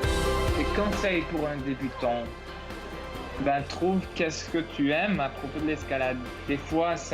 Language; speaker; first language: French; non-native, local second language; English